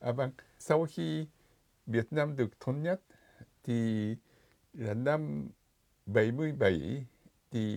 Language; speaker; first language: Vietnamese; non-native, fluent; Japanese